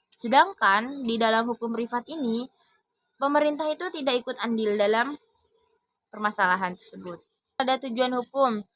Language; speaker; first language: Indonesian; non-native, local second language; Madurese